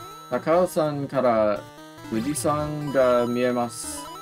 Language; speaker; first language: Japanese; non-native, learner; English